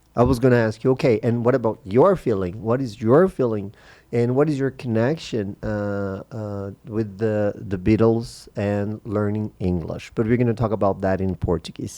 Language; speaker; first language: English; non-native, fluent; Portuguese